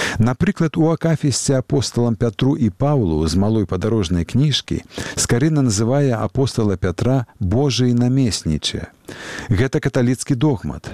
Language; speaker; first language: Belarusian; native; Belarusian